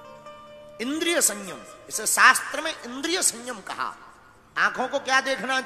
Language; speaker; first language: Hindi; native; Hindi